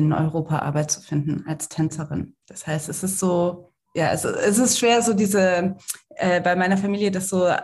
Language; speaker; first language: German; native; German